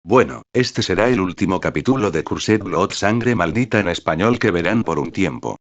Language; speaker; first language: Spanish; native; Spanish